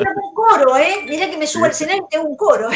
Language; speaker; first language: Spanish; native; Spanish